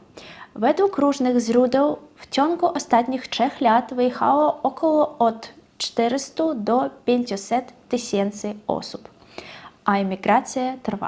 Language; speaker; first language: Polish; non-native, fluent; Russian